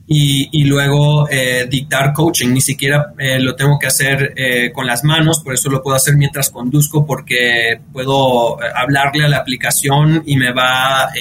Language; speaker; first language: Spanish; early bilingual, heritage; Spanish